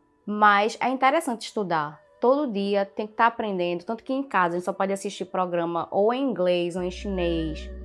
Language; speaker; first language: Portuguese; early bilingual, other home language; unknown